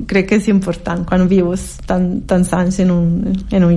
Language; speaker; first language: Catalan; non-native, fluent; Italian